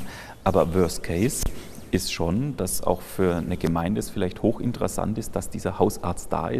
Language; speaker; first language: German; native; German